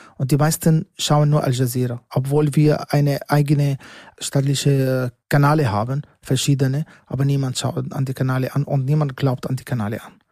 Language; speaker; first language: German; non-native, learner; Arabic